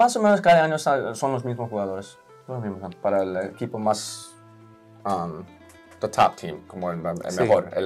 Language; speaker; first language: Spanish; early bilingual, heritage; Spanish